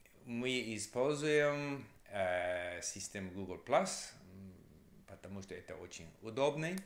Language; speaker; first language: Russian; non-native, learner; English